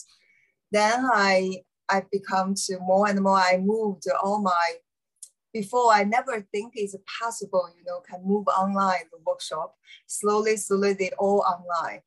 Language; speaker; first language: English; non-native, learner; Chinese